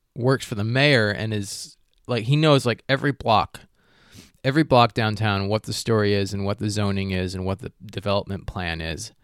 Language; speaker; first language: English; native; English